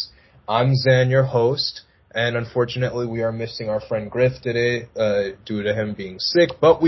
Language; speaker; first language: English; native; English